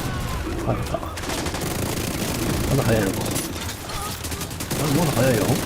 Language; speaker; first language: Japanese; native; Japanese